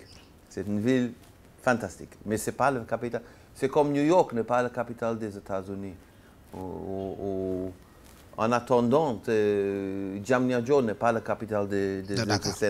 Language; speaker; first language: French; non-native, learner; Hebrew